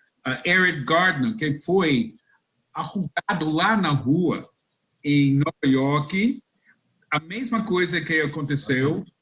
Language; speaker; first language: Portuguese; non-native, fluent; English